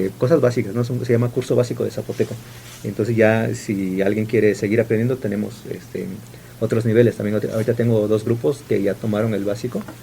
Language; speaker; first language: Spanish; non-native, local second language; Zapotec